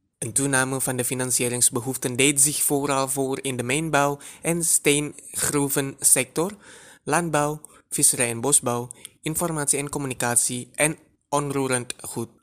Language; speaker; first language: Dutch; non-native, fluent; Indonesian